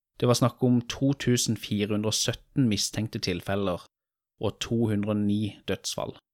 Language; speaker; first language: Norwegian; native; Norwegian